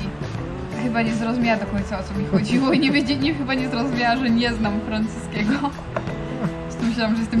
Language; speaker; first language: Polish; early bilingual, heritage; Polish